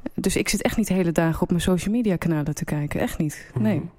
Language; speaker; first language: Dutch; native; Dutch